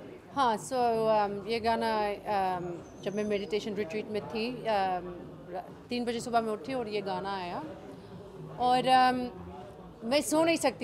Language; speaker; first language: Hindi; early bilingual, heritage; English